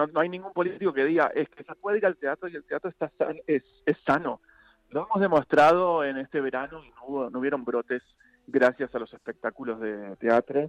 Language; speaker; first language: Spanish; native; Spanish